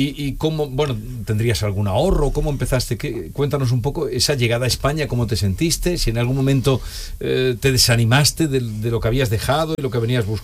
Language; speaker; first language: Spanish; native; Spanish